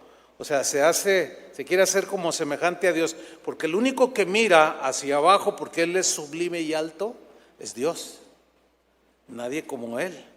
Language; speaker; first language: Spanish; native; Spanish